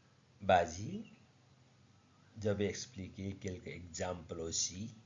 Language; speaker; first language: French; non-native, learner; Nepali